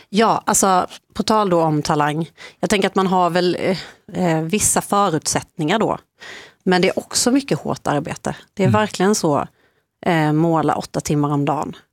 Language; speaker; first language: Swedish; native; Swedish